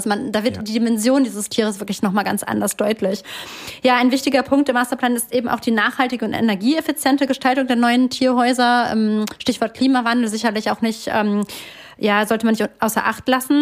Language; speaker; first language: German; native; German